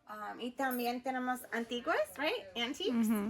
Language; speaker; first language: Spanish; early bilingual, heritage; Spanish